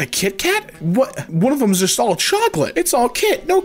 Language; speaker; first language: English; native; English